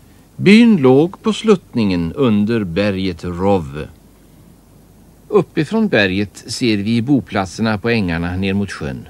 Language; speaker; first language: Swedish; native; Swedish